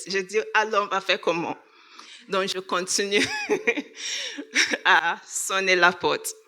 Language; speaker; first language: French; non-native, learner; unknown